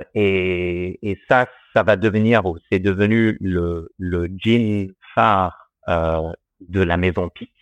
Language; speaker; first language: French; early bilingual, heritage; English